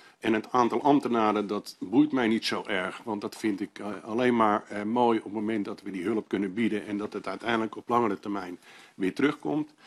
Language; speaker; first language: Dutch; native; Dutch